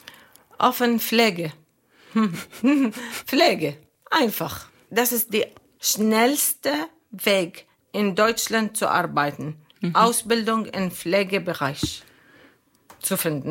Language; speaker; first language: German; non-native, fluent; Arabic